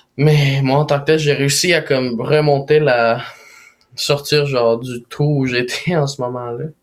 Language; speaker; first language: French; non-native, fluent; Spanish